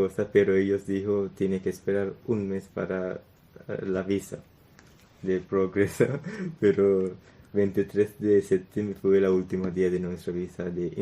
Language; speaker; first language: Spanish; non-native, learner; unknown